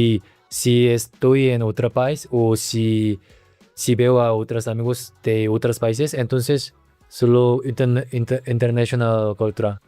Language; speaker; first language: Spanish; non-native, learner; Korean